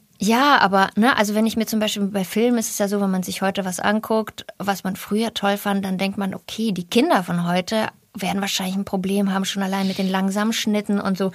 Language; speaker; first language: German; early bilingual, other home language; Russian